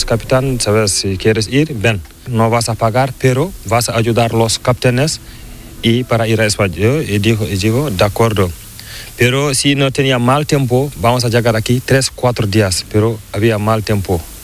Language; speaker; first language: Spanish; non-native, learner; Fula